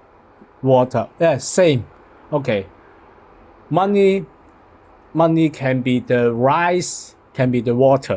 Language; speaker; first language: English; non-native, learner; Cantonese